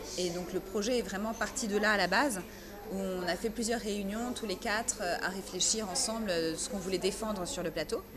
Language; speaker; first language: French; early bilingual, other home language; Persian